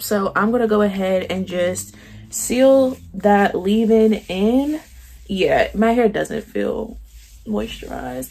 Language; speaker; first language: English; native; English